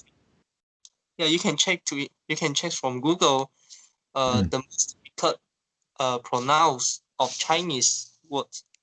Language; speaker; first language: English; non-native, local second language; Chinese